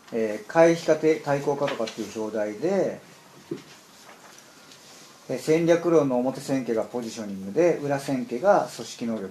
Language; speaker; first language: Japanese; native; Japanese